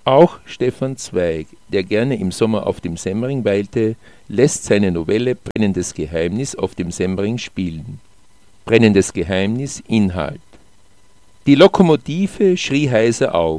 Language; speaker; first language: German; native; German